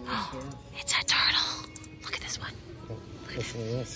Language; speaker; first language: English; native; English